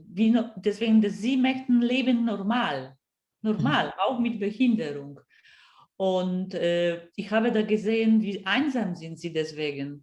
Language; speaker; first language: German; non-native, fluent; Polish